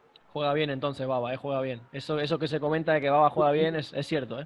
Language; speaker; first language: Spanish; native; Spanish